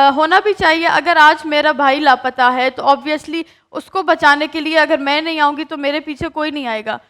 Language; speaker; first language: Urdu; non-native, local second language; Baluchi